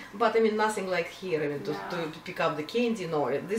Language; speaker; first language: English; non-native, fluent; Russian